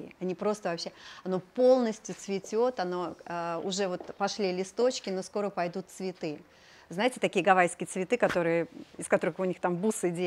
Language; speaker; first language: Russian; native; Russian